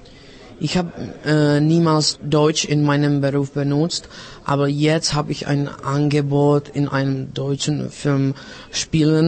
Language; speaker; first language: German; non-native, fluent; Czech